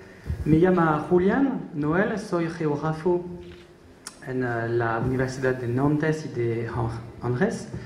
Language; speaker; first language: Spanish; non-native, learner; French